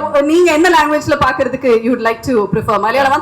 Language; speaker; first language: Tamil; native; Tamil